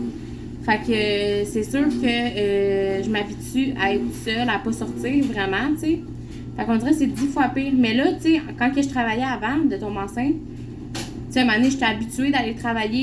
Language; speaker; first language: French; native; French